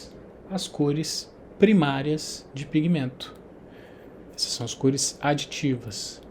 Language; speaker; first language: Portuguese; native; Portuguese